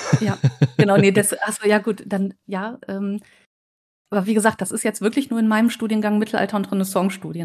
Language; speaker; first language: German; native; German